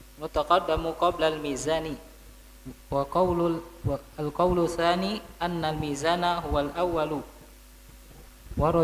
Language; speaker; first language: Arabic; non-native, learner; Indonesian